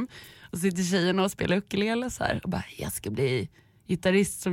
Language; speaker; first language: Swedish; native; Swedish